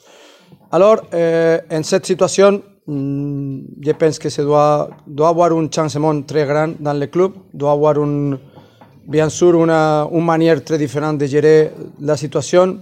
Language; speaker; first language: French; non-native, fluent; Spanish